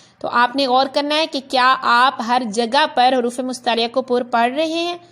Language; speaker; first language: Urdu; non-native, local second language; Punjabi